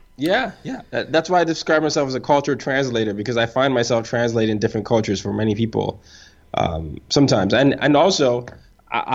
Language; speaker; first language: English; non-native, local second language; Yoruba